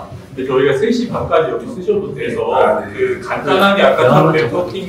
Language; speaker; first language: Korean; native; Korean